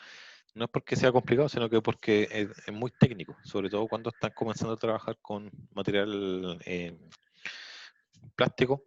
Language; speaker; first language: Spanish; native; Spanish